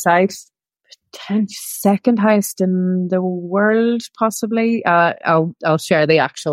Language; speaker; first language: English; native; English